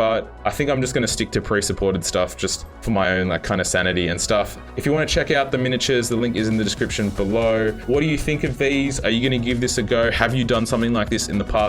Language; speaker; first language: English; native; English